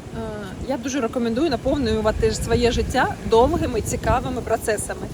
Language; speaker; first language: Ukrainian; non-native, local second language; Russian